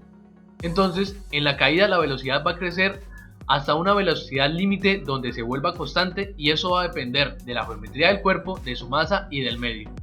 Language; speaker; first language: Spanish; native; Spanish